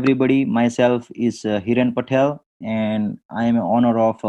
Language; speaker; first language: English; non-native, local second language; Gujarati